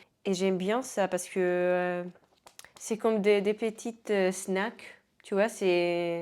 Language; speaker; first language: French; non-native, fluent; Spanish